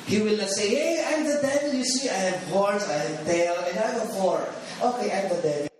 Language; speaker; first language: English; non-native, local second language; Filipino